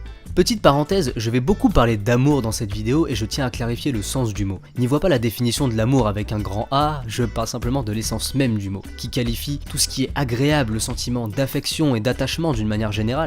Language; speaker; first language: French; native; French